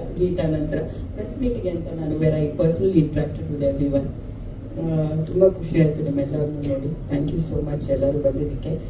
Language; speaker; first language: Kannada; non-native, local second language; Tulu